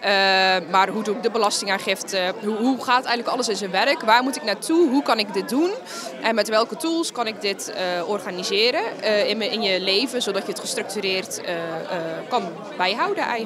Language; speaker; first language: Dutch; native; Dutch